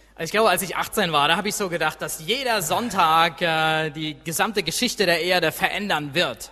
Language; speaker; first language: German; native; German